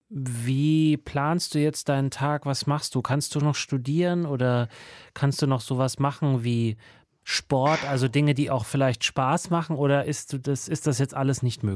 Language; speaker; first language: German; native; German